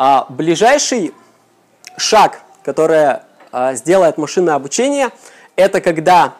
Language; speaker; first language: Russian; native; Russian